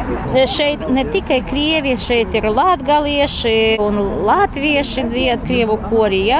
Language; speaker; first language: Latvian; non-native, local second language; Russian